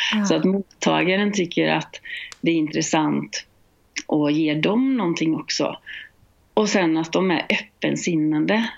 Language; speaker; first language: Swedish; native; Swedish